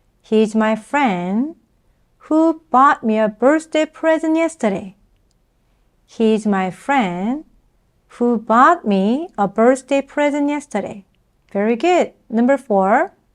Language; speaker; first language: English; non-native, fluent; Korean